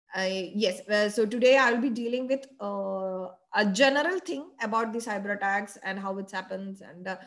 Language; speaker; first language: English; non-native, local second language; Malayalam